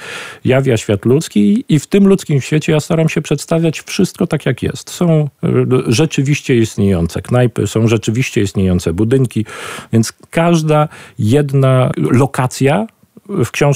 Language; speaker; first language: Polish; native; Polish